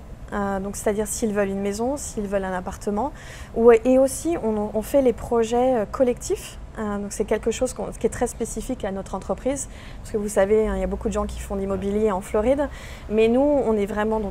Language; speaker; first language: French; native; French